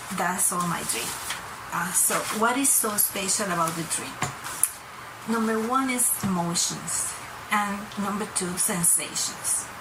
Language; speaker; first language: English; non-native, fluent; Spanish